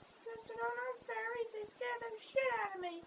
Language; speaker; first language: English; native; English